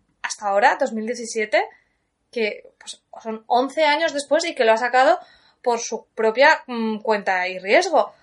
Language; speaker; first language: Spanish; native; Spanish